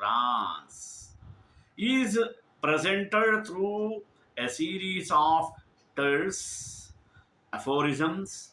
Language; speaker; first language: English; non-native, local second language; Telugu